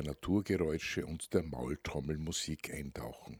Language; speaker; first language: German; native; German